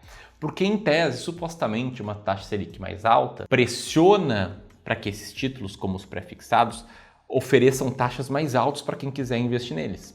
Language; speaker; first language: Portuguese; native; Portuguese